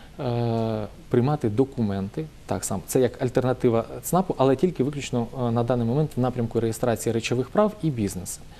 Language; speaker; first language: Ukrainian; native; Ukrainian